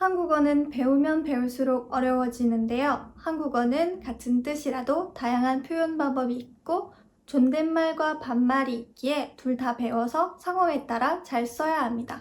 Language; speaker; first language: Korean; non-native, learner; French